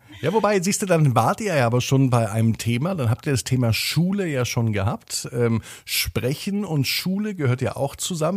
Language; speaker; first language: German; native; German